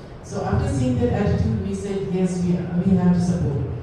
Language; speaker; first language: English; non-native, local second language; Telugu